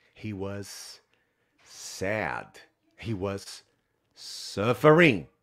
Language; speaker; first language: English; non-native, fluent; Portuguese